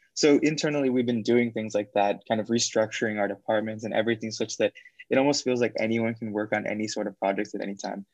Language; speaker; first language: English; native; English